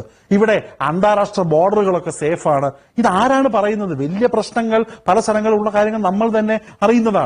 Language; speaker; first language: Malayalam; native; Malayalam